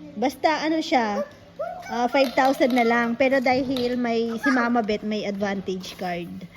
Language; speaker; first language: Filipino; native; Filipino